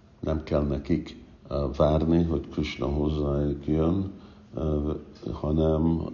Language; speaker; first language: Hungarian; non-native, fluent; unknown